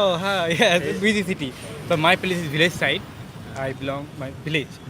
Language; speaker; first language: English; non-native, learner; Hindi